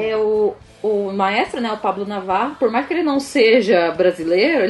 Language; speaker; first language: Portuguese; native; Portuguese